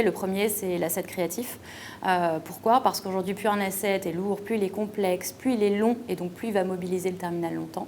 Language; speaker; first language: French; native; French